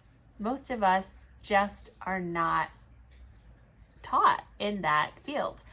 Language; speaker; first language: English; native; English